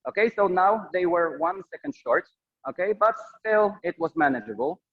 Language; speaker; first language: English; non-native, fluent; Polish